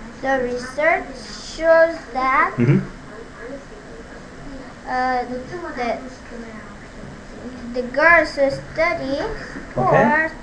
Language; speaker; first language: English; non-native, learner; Korean